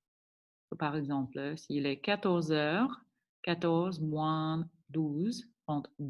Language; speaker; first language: French; non-native, fluent; English